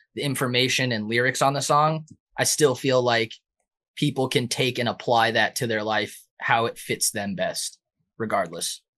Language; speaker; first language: English; native; English